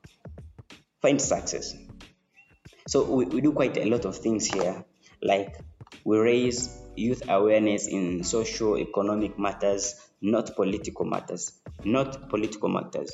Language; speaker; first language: English; non-native, local second language; Swahili